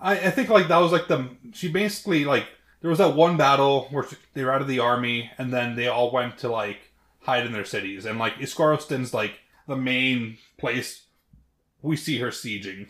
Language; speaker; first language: English; native; English